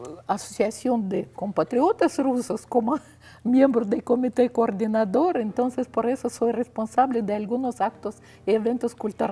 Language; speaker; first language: Spanish; non-native, fluent; Russian